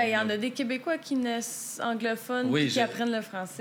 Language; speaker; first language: French; native; French